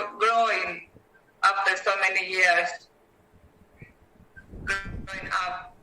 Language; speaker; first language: English; non-native, learner; Greek